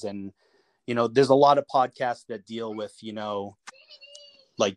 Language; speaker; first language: English; native; English